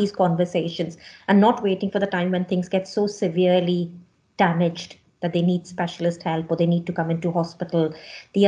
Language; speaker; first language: English; non-native, local second language; Hindi